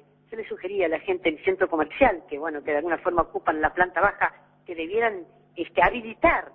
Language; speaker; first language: Spanish; native; Spanish